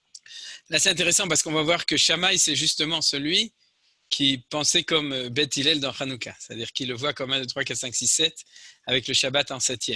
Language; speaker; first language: French; native; French